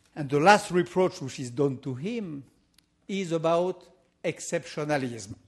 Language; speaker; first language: English; non-native, fluent; French